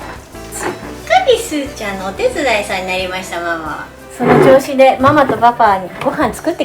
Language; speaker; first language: Japanese; native; Japanese